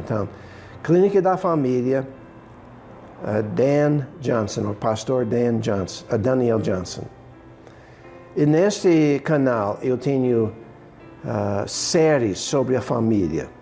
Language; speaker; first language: Portuguese; non-native, fluent; English